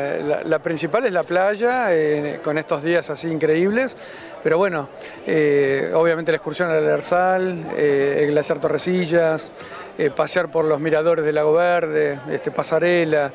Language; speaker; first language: Spanish; native; Spanish